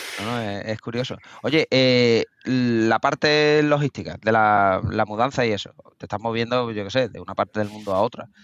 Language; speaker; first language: Spanish; native; Spanish